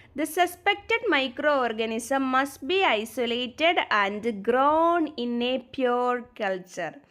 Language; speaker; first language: English; non-native, local second language; Malayalam